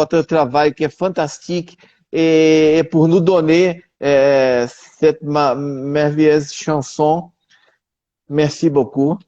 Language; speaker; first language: French; non-native, learner; Portuguese